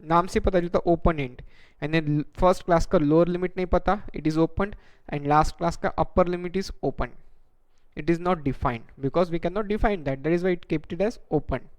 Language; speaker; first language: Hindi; non-native, local second language; Marathi